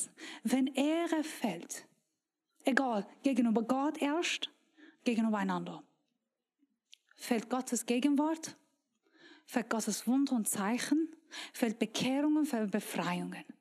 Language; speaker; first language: German; non-native, learner; Persian